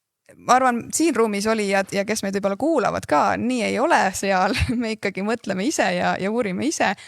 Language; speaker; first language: Estonian; native; Estonian